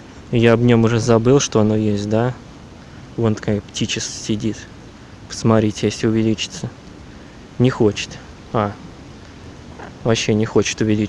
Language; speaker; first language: Russian; native; Russian